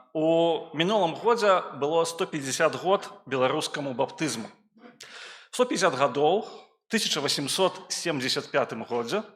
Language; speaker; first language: Belarusian; native; Belarusian